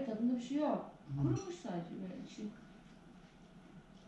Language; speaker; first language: Turkish; native; Turkish